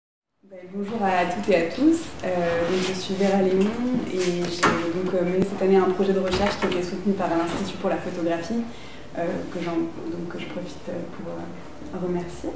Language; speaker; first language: French; native; French